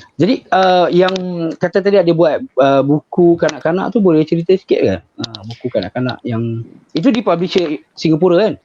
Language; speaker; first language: Malay; native; Malay